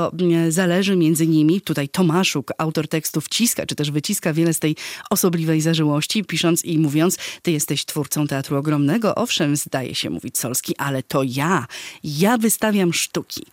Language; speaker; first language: Polish; native; Polish